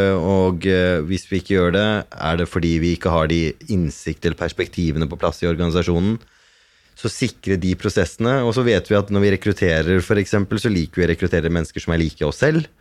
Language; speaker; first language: Norwegian; early bilingual, other home language; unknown